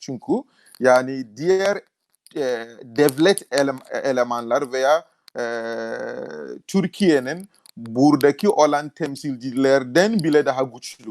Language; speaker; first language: Turkish; non-native, fluent; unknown